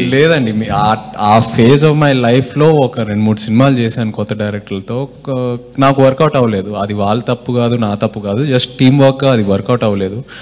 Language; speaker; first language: Telugu; native; Telugu